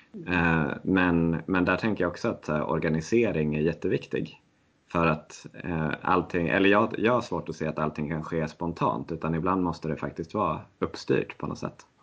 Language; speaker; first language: Swedish; native; Swedish